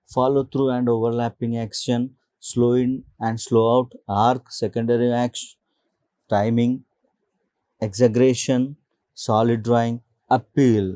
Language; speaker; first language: English; non-native, local second language; Telugu